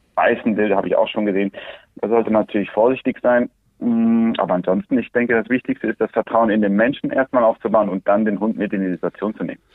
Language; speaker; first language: German; early bilingual, other home language; Spanish